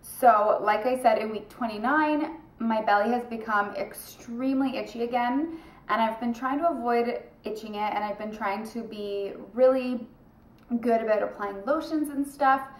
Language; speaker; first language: English; native; English